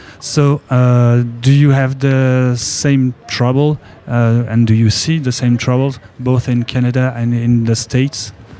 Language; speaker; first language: English; non-native, fluent; French